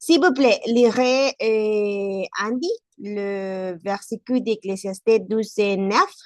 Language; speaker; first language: French; non-native, learner; Spanish